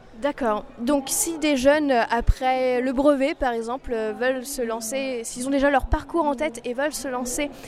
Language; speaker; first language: French; native; French